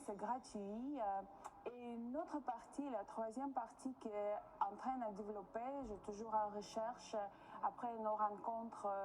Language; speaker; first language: French; non-native, learner; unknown